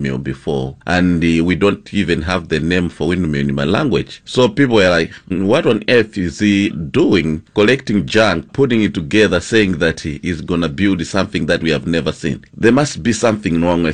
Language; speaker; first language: English; non-native, local second language; Nyanja